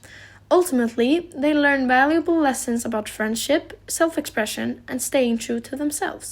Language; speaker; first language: English; non-native, learner; Icelandic